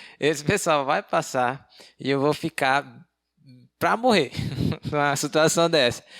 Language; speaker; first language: Portuguese; native; Portuguese